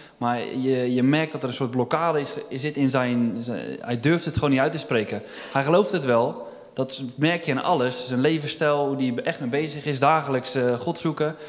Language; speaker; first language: Dutch; native; Dutch